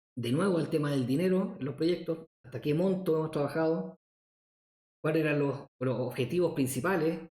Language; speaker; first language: Spanish; native; Spanish